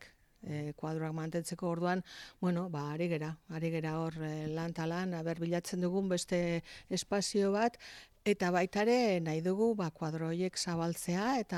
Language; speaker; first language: Basque; native; Basque